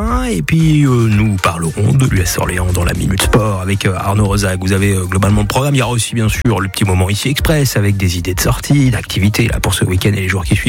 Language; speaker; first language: French; native; French